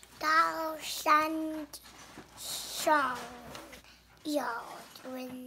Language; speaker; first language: Chinese; early bilingual, heritage; Chinese